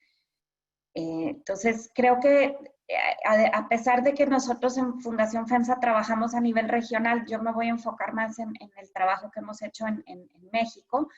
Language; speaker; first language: Spanish; native; Spanish